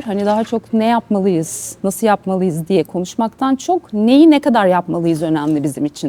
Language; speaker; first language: Turkish; native; Turkish